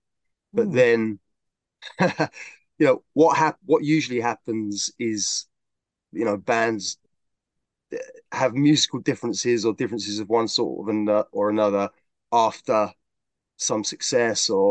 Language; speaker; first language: English; native; English